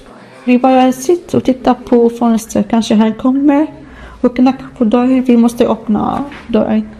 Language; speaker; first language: Swedish; non-native, learner; Arabic